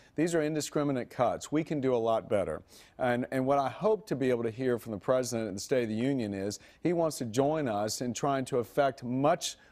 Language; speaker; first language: English; native; English